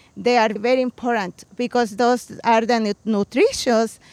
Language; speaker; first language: English; non-native, fluent; Spanish